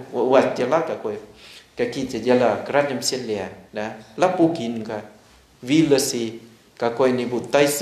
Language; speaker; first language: Russian; non-native, learner; Thai